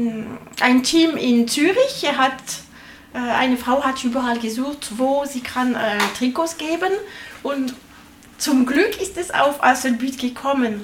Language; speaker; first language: German; non-native, learner; French